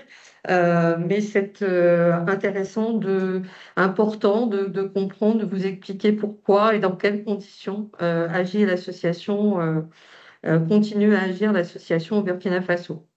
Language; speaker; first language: French; native; French